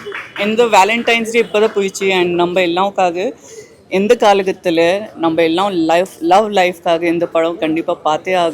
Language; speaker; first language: Tamil; non-native, fluent; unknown